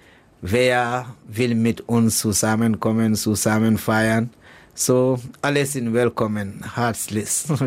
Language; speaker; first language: German; non-native, learner; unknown